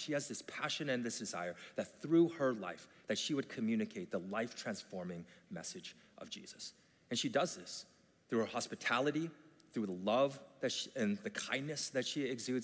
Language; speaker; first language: English; native; English